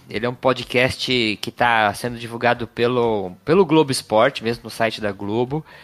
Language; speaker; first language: Portuguese; native; Portuguese